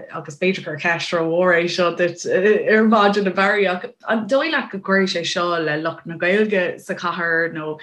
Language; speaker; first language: Irish; native; Irish